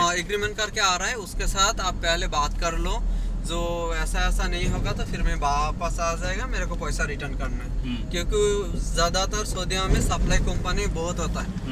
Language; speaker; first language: Hindi; non-native, fluent; Bangla